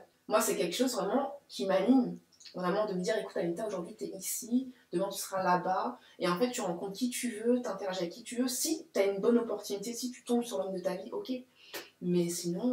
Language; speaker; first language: French; native; French